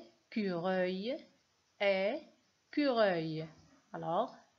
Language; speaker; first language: French; non-native, local second language; Arabic